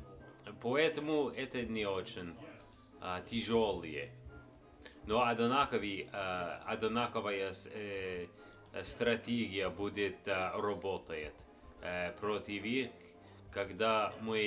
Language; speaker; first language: Russian; non-native, learner; English